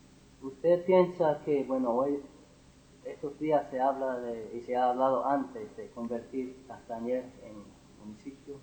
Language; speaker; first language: Spanish; non-native, fluent; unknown